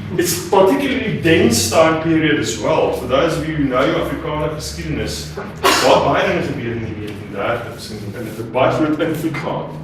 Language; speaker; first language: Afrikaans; native; Afrikaans